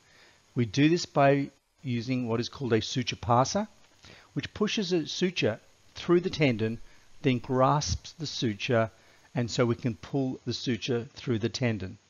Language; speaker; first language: English; native; English